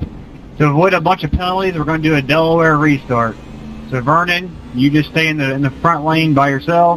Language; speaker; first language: English; native; English